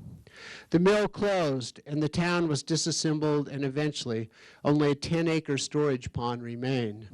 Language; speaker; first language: English; native; English